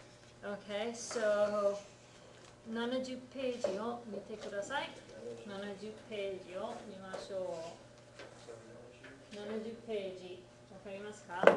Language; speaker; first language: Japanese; non-native, fluent; English